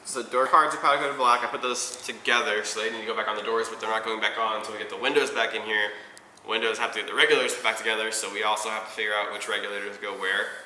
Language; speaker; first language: English; native; English